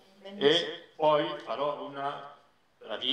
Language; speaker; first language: Italian; non-native, fluent; Catalan